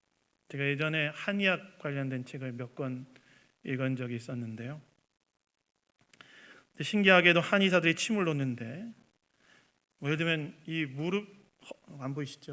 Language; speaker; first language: Korean; native; Korean